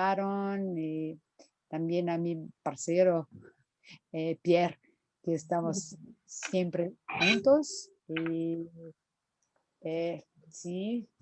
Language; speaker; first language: Spanish; non-native, fluent; Portuguese